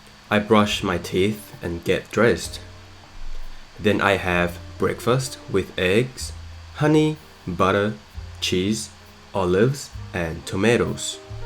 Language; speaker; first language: English; non-native, fluent; Thai